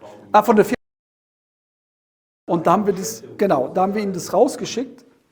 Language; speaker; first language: German; native; German